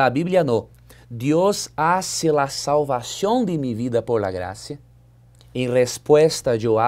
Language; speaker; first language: Spanish; non-native, learner; Portuguese